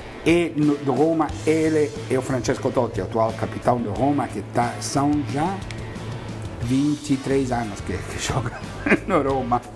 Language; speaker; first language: Portuguese; non-native, fluent; Italian